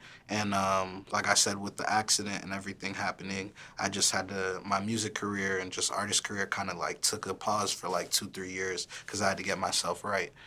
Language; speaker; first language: English; early bilingual, other home language; Haitian Creole